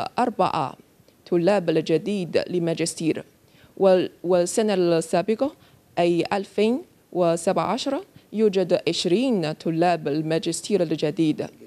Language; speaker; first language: Arabic; non-native, learner; Chinese